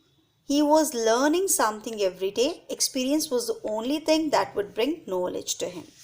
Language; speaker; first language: English; non-native, local second language; Hindi